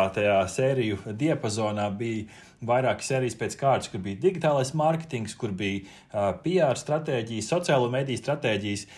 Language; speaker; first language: Latvian; non-native, local second language; Russian